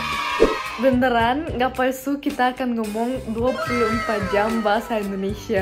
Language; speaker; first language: Indonesian; non-native, fluent; German